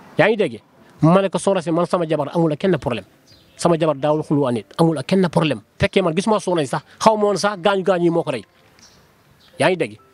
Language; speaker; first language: Wolof; non-native, local second language; Fula